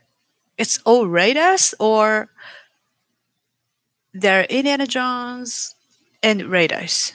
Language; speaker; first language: English; non-native, learner; Japanese